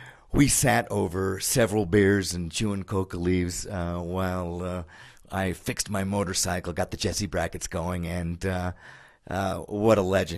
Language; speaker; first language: English; native; English